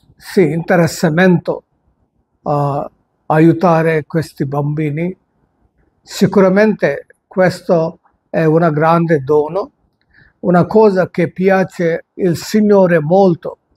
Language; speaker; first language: Italian; non-native, fluent; Telugu